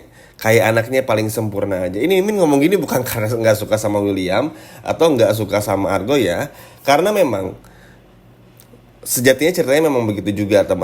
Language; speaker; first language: Indonesian; native; Indonesian